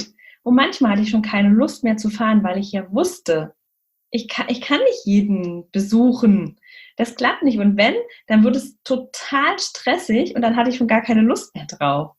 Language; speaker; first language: German; native; German